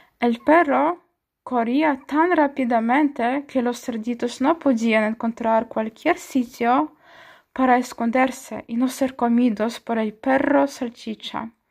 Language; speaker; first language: Spanish; non-native, fluent; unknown